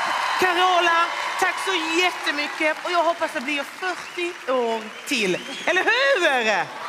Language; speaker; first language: Swedish; native; Swedish